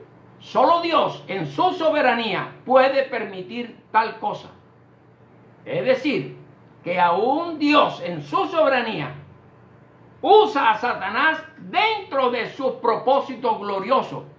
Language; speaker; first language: Spanish; native; Spanish